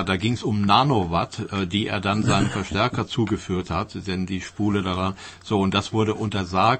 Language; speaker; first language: German; native; German